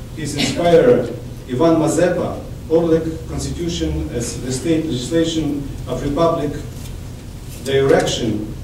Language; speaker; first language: English; non-native, fluent; Ukrainian